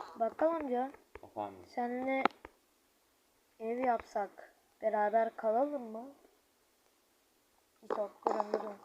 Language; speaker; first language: Turkish; native; Turkish